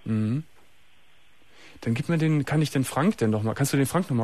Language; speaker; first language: German; native; German